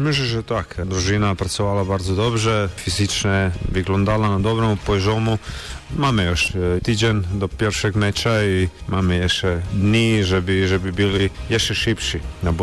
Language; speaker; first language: Polish; non-native, learner; Croatian